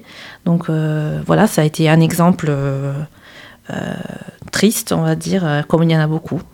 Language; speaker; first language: French; non-native, fluent; Italian